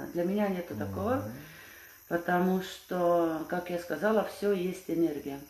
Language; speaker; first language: Russian; non-native, fluent; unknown